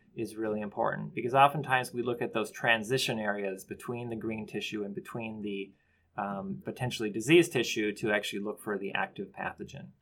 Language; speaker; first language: English; native; English